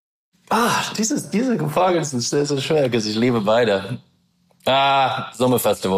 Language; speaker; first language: German; non-native, learner; English